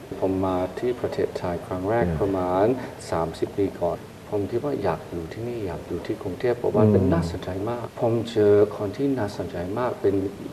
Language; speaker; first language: Thai; non-native, fluent; English